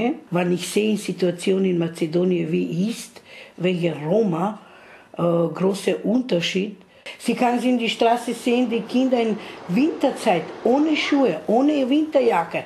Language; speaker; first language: German; non-native, learner; Romany